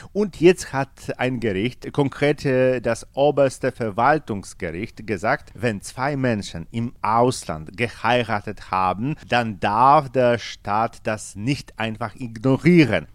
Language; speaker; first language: German; non-native, fluent; Polish